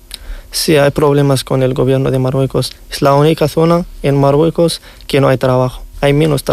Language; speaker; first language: Spanish; non-native, learner; Riffian